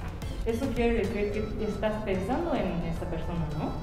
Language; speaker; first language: Spanish; non-native, fluent; Japanese